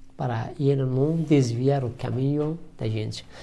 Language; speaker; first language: Portuguese; non-native, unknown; Persian